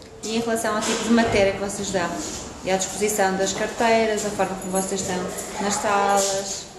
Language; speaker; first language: Portuguese; native; Portuguese